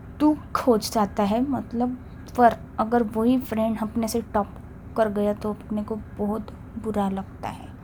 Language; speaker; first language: Hindi; non-native, local second language; Marathi